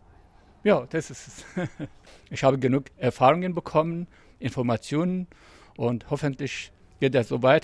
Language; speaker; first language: German; non-native, fluent; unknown